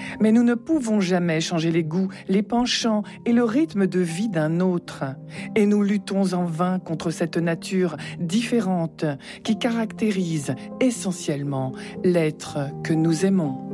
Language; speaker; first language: French; native; French